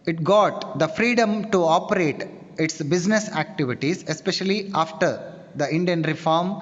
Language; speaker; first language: English; non-native, local second language; Kannada